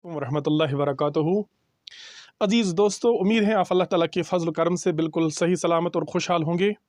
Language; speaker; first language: Urdu; non-native, local second language; Kashmiri